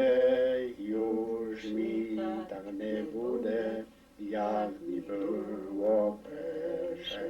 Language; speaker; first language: Polish; non-native, local second language; Rusyn